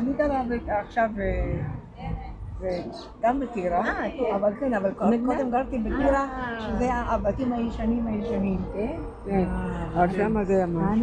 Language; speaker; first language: Hebrew; non-native, fluent; Malayalam